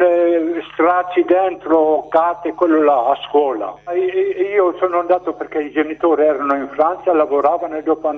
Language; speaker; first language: Italian; non-native, local second language; Slovenian